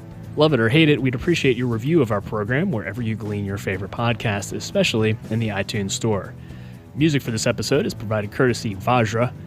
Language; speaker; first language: English; native; English